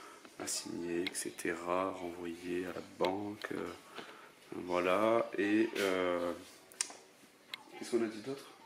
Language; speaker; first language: French; native; French